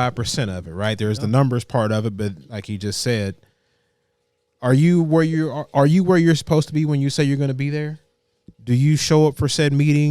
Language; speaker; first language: English; native; English